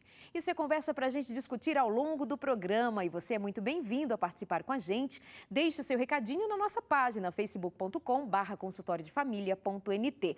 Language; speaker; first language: Portuguese; native; Portuguese